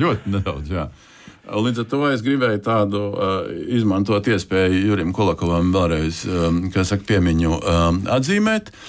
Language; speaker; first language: Latvian; native; Latvian